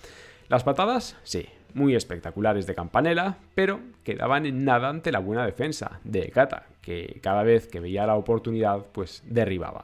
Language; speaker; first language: Spanish; native; Spanish